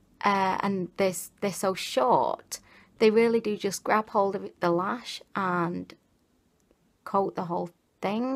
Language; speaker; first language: English; native; English